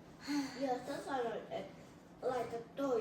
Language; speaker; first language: Finnish; early bilingual, other home language; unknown